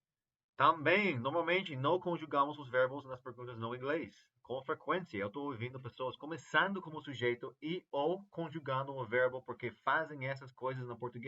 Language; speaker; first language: Portuguese; non-native, fluent; English